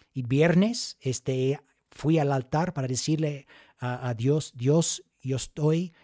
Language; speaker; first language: Spanish; non-native, fluent; English